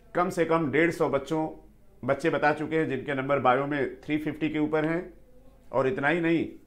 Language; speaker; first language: Hindi; native; Hindi